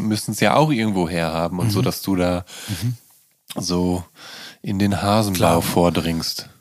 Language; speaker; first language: German; native; German